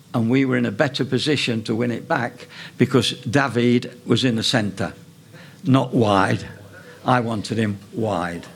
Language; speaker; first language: English; native; English